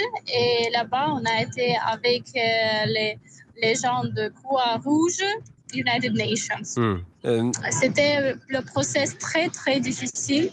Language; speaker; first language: French; non-native, fluent; Russian